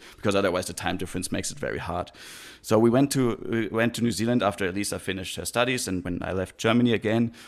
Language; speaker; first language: English; non-native, fluent; German